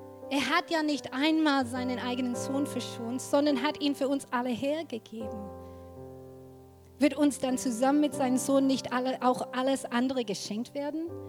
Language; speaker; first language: German; non-native, fluent; English